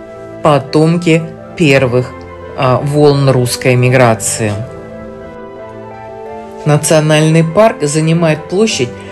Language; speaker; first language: Russian; native; Russian